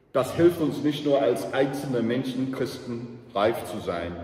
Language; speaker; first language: German; non-native, learner; English